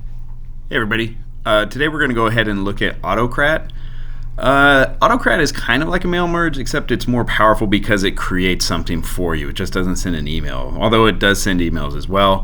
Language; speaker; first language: English; native; English